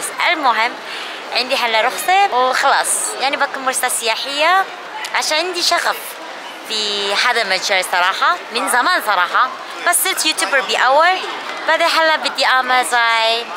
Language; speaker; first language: Arabic; non-native, fluent; Korean